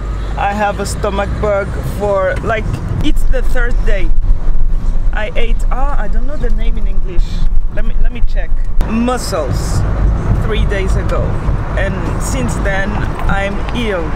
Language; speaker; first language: English; non-native, learner; French